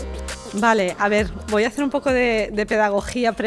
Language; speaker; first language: Spanish; native; Spanish